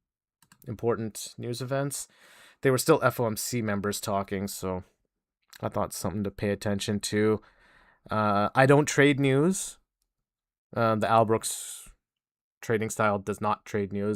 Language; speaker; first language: English; native; English